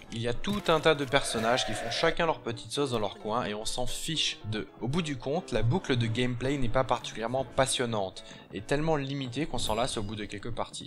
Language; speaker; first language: French; native; French